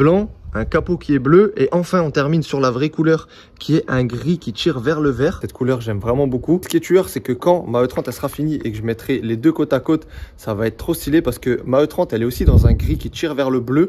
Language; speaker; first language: French; native; French